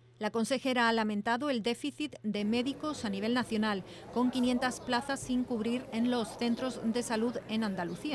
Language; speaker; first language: Spanish; native; Spanish